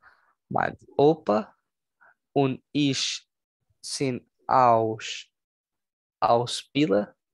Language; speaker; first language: German; non-native, learner; Portuguese